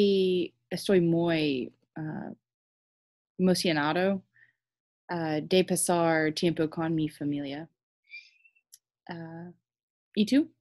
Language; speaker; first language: Spanish; non-native, learner; English